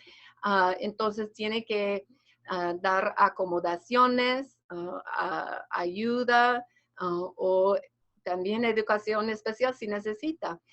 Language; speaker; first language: Spanish; non-native, fluent; English